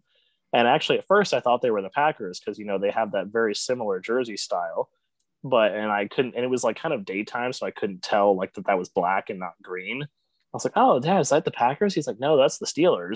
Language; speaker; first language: English; native; English